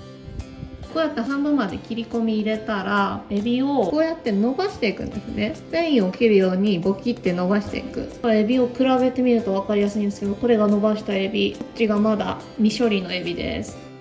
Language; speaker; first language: Japanese; native; Japanese